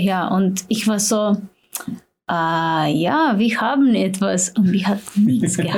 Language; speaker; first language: German; non-native, learner; Slovenian